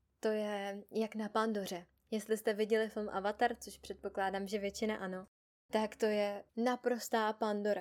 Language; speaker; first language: Czech; native; Czech